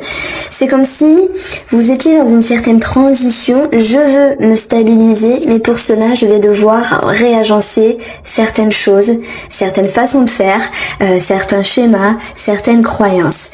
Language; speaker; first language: French; native; French